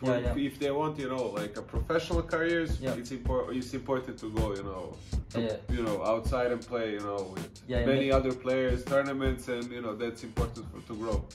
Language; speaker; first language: English; non-native, fluent; Serbian